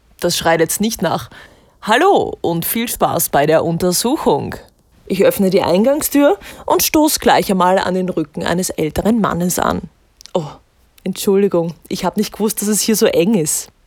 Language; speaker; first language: German; native; German